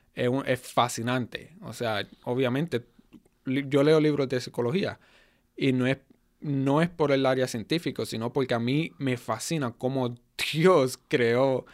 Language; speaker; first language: Spanish; early bilingual, heritage; Spanish